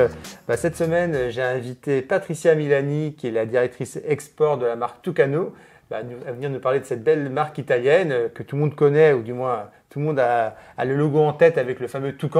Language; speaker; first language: French; native; French